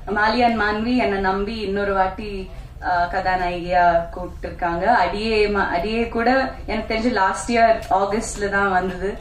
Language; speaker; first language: Tamil; non-native, local second language; Malayalam